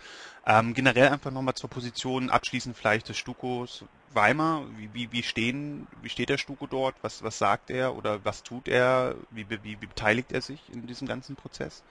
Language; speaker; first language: German; native; German